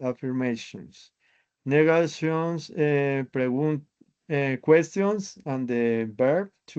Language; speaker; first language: English; non-native, learner; Spanish